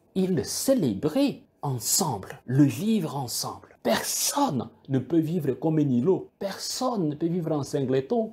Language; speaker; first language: French; non-native, local second language; Kituba (Democratic Republic of Congo)